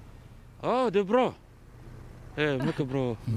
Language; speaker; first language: Swedish; non-native, learner; Arabic